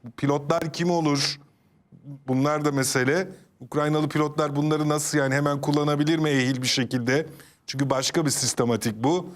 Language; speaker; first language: Turkish; native; Turkish